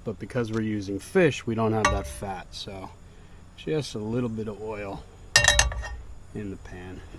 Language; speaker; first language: English; native; English